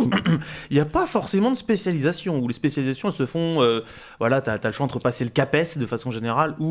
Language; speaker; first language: French; native; French